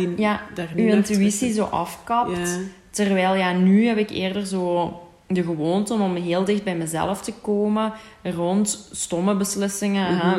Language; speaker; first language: Dutch; native; Dutch